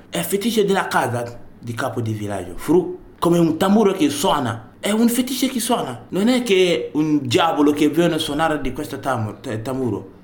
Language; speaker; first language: Italian; non-native, learner; Bambara